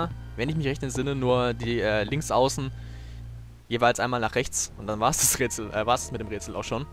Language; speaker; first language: German; native; German